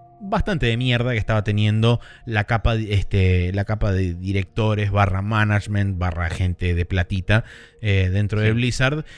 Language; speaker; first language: Spanish; native; Spanish